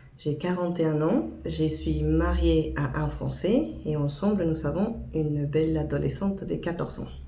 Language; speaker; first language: French; non-native, fluent; Spanish